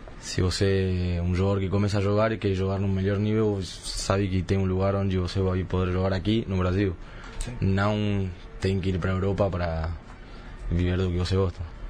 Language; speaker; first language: Portuguese; early bilingual, heritage; Spanish